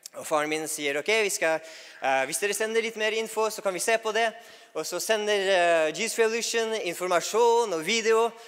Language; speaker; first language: Norwegian; non-native, fluent; English